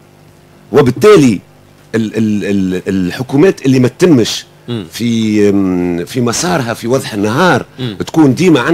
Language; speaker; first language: Arabic; native; Arabic